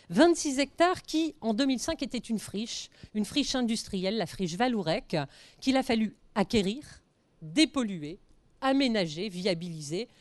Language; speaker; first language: French; native; French